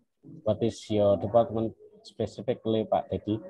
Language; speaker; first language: English; non-native, fluent; Indonesian